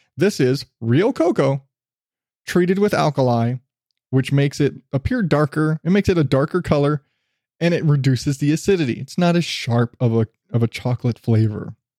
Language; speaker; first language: English; native; English